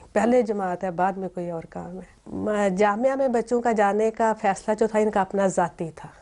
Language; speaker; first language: Urdu; non-native, local second language; Punjabi